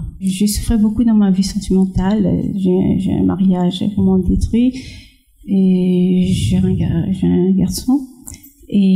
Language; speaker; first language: French; non-native, fluent; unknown